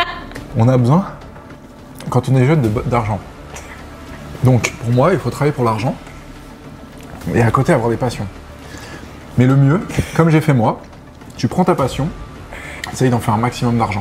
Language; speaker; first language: French; native; French